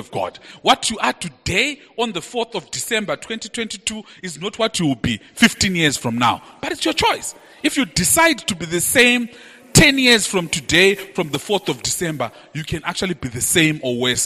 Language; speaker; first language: English; non-native, local second language; Shona